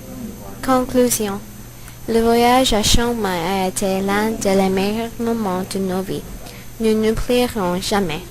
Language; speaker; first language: French; non-native, learner; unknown